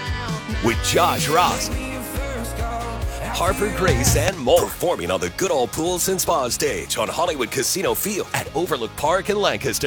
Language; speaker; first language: English; native; English